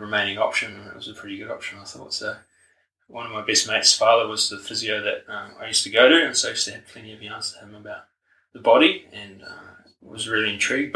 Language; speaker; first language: English; native; English